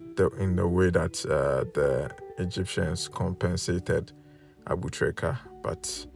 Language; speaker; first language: English; non-native, local second language; Akan